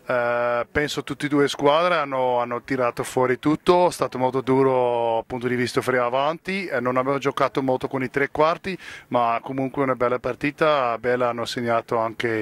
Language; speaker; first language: Italian; non-native, fluent; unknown